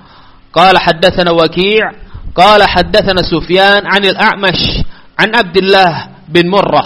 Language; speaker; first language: Arabic; non-native, fluent; Indonesian